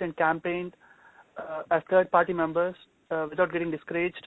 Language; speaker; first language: English; non-native, local second language; Telugu